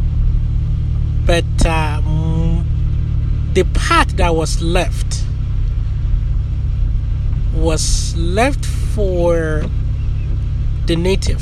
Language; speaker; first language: English; non-native, local second language; Hausa